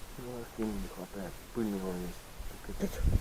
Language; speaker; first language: Russian; native; Russian